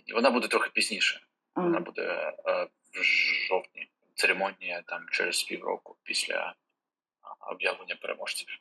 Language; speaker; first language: Ukrainian; native; Ukrainian